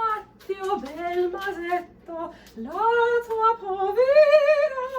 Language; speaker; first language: Italian; non-native, learner; English